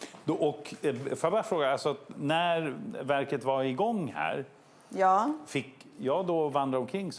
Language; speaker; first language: Swedish; native; Swedish